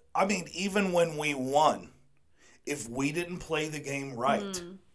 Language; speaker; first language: English; native; English